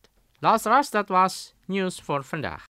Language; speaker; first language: Dutch; non-native, fluent; Indonesian